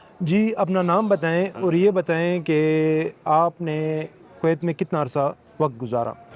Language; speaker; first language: Urdu; native; Urdu